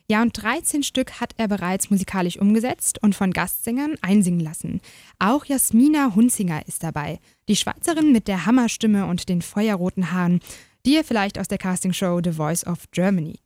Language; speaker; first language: German; native; German